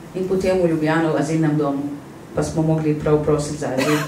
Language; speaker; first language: Slovenian; non-native, fluent; Arabic